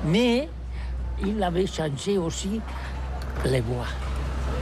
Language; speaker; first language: French; non-native, learner; Catalan